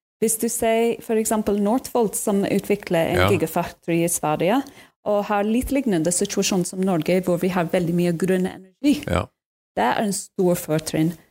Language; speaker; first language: Norwegian; non-native, fluent; English